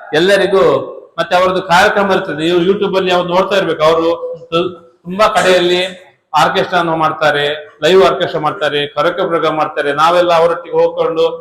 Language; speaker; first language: Kannada; native; Kannada